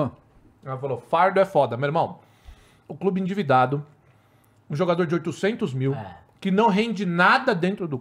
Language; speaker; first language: Portuguese; native; Portuguese